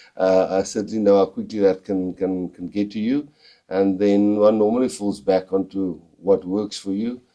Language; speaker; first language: English; non-native, local second language; Afrikaans